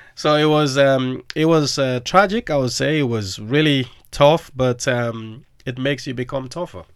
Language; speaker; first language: English; non-native, local second language; Krio